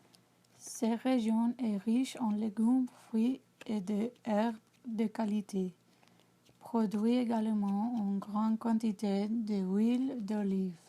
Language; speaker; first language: French; non-native, learner; English